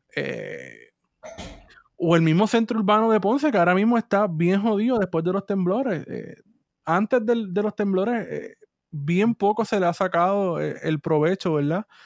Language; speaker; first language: Spanish; native; Spanish